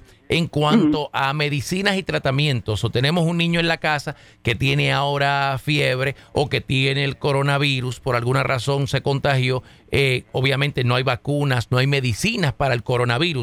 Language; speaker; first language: Spanish; native; Spanish